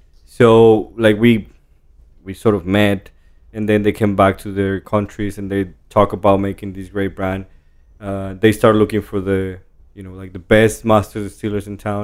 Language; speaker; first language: English; non-native, fluent; Spanish